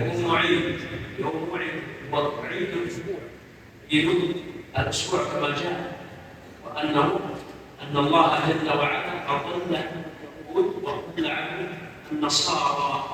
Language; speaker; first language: Arabic; native; Arabic